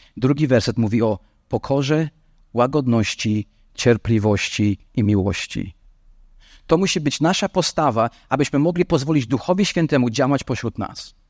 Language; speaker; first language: Polish; non-native, fluent; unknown